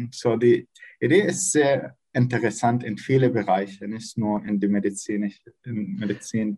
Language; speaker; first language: German; non-native, learner; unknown